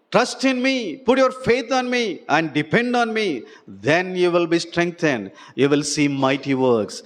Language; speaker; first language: English; non-native, local second language; Telugu